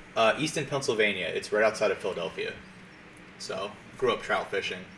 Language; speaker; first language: English; native; English